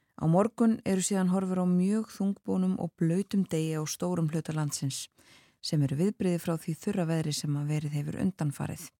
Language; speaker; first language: Icelandic; native; Icelandic